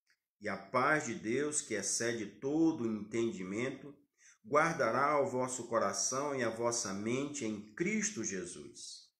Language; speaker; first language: Portuguese; native; Portuguese